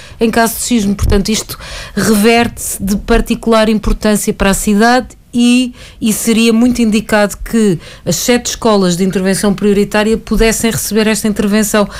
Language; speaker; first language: Portuguese; native; Portuguese